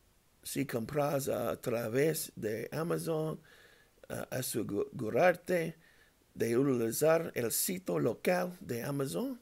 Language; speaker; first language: Spanish; non-native, learner; English